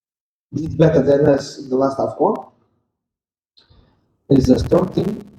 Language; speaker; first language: English; non-native, learner; Portuguese